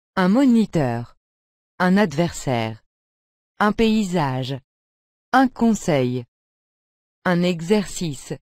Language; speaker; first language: French; non-native, fluent; Arabic